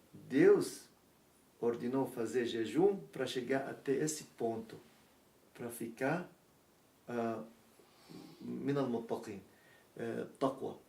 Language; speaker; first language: Portuguese; non-native, learner; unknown